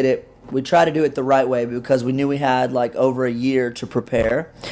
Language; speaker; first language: English; native; English